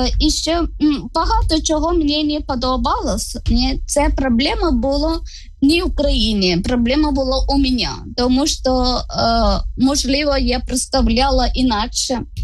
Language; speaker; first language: Ukrainian; non-native, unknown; Malayalam